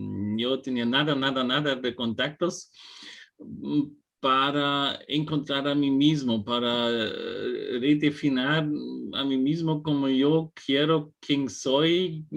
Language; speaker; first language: Spanish; non-native, fluent; German